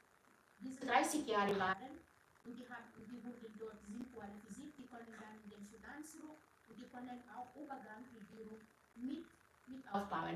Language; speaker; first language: German; non-native, fluent; Arabic